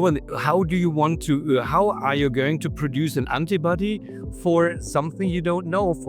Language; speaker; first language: English; non-native, fluent; German